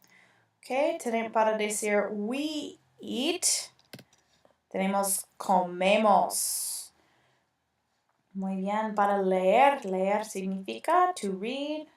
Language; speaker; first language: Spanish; non-native, fluent; English